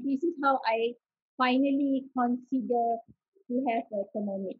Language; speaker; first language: English; non-native, local second language; Malay